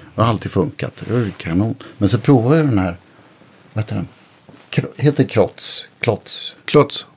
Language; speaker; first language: Swedish; native; Swedish